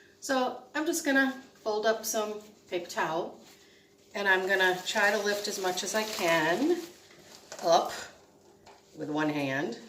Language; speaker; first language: English; native; English